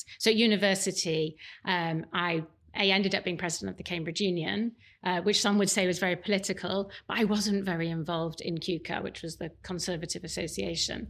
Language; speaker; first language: English; native; English